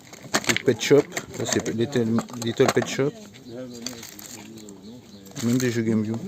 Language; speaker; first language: French; native; French